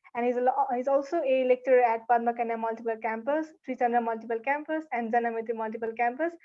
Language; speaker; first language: English; non-native, local second language; Nepali